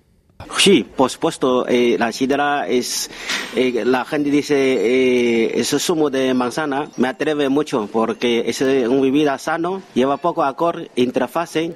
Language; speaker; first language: Spanish; non-native, fluent; Chinese